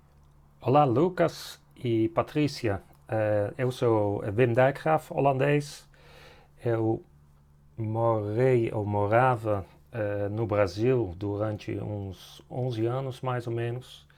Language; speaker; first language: Portuguese; non-native, fluent; Dutch